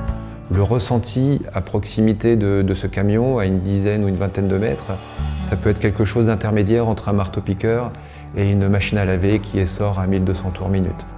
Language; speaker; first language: French; native; French